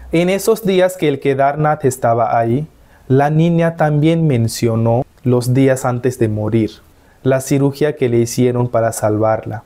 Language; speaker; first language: Spanish; non-native, fluent; Hindi